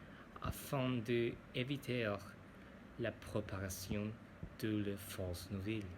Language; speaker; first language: French; non-native, learner; Spanish